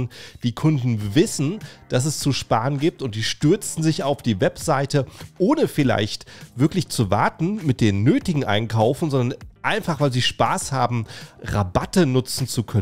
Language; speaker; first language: German; native; German